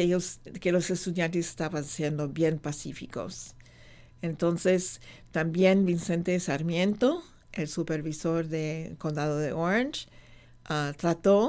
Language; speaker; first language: Spanish; non-native, fluent; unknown